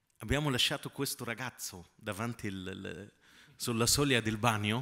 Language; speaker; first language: Italian; non-native, fluent; Arabic